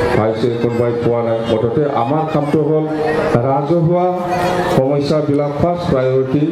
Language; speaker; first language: Assamese; non-native, local second language; Bodo